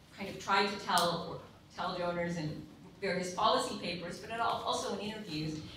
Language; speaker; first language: English; native; English